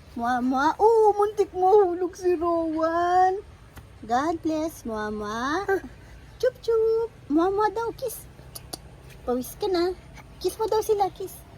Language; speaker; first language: Filipino; native; Filipino